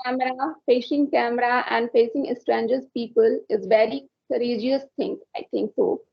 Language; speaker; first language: English; non-native, learner; Hindi